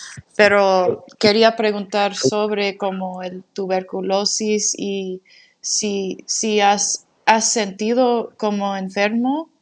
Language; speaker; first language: Spanish; non-native, fluent; English